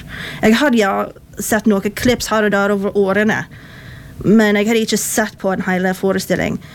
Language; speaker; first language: Norwegian; non-native, fluent; English